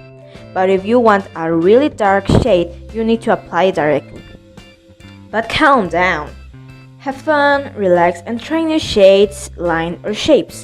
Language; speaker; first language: English; non-native, learner; Spanish